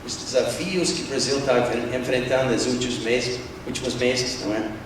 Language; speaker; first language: Portuguese; non-native, fluent; English